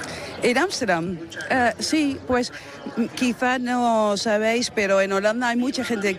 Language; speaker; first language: Spanish; non-native, fluent; Dutch